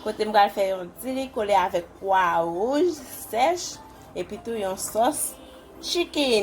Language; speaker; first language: French; non-native, learner; Haitian Creole